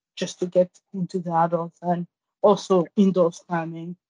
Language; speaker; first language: English; non-native, fluent; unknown